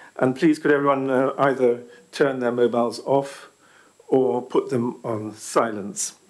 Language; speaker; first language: English; native; English